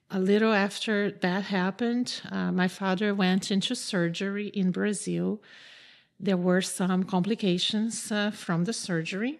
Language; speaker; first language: English; non-native, fluent; Portuguese